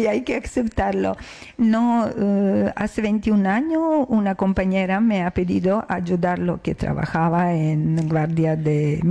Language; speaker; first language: Spanish; non-native, learner; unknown